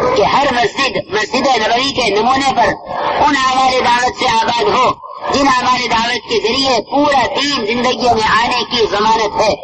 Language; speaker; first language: Urdu; native; Urdu